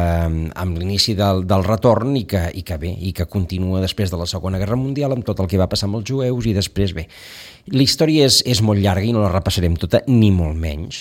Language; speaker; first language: Spanish; non-native, local second language; Catalan